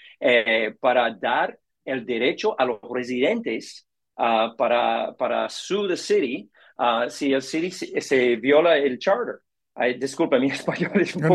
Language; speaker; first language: Spanish; non-native, learner; English